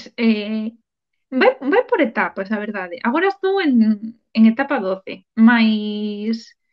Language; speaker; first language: Galician; non-native, local second language; Spanish